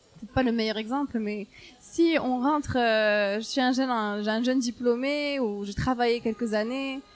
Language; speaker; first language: French; non-native, local second language; Arabic